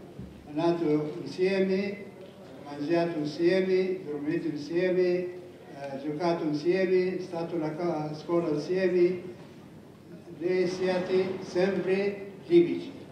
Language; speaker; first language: Italian; non-native, learner; Arabic